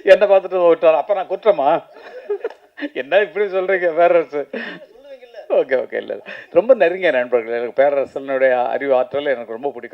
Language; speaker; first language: Tamil; native; Tamil